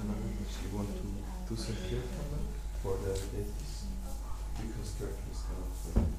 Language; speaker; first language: English; non-native, fluent; German